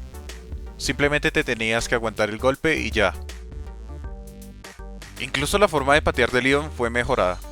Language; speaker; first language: Spanish; native; Spanish